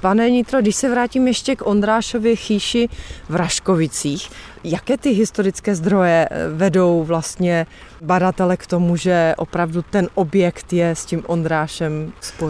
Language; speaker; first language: Czech; native; Czech